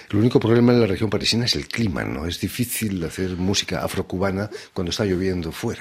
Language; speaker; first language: Spanish; native; Spanish